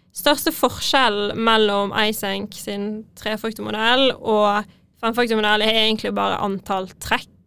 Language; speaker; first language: Norwegian; native; Norwegian